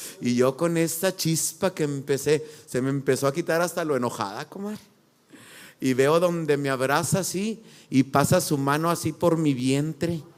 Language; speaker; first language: Spanish; native; Spanish